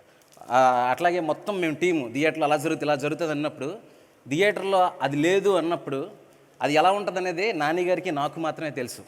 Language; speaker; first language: Telugu; native; Telugu